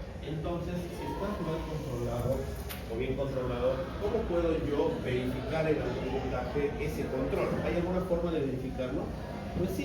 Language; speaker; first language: Spanish; native; Spanish